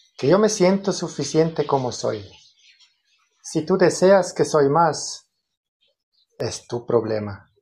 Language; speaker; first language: Spanish; non-native, fluent; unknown